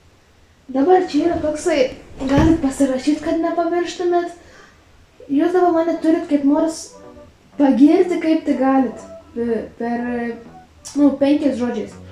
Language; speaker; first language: Lithuanian; early bilingual, heritage; Lithuanian